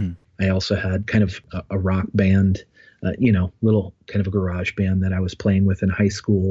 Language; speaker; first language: English; native; English